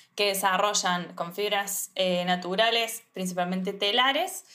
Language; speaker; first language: Spanish; native; Spanish